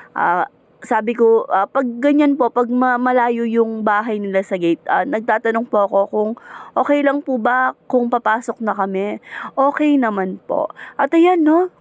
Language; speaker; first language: Filipino; native; Filipino